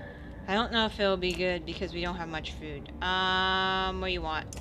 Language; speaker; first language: English; native; English